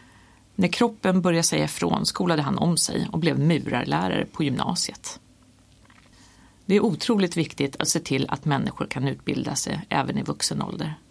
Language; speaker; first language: Swedish; native; Swedish